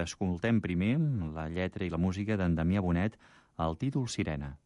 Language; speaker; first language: Catalan; native; Catalan